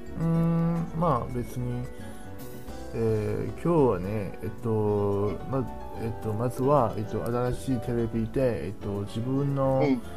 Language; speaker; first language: Japanese; non-native, learner; Chinese